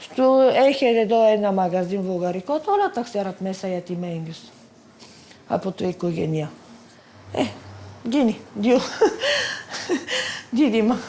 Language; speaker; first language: Greek; non-native, learner; Bulgarian